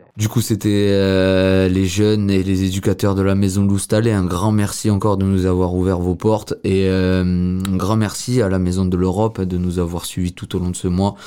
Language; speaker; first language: French; native; French